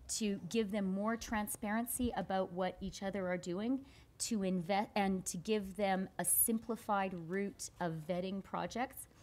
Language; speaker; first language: English; native; English